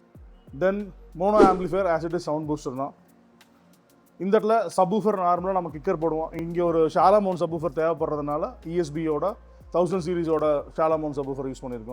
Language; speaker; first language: Tamil; native; Tamil